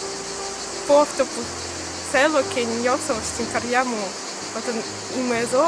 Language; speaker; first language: Greek; non-native, fluent; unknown